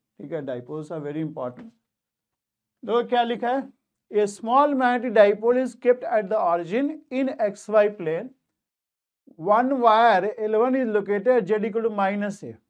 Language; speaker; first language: Hindi; native; Hindi